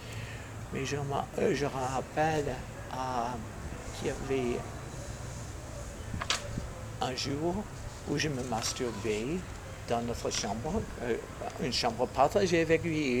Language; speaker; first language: French; non-native, fluent; English